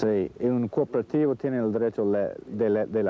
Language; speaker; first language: Spanish; non-native, learner; English